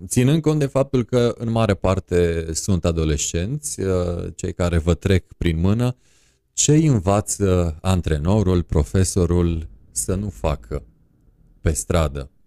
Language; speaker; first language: Romanian; native; Romanian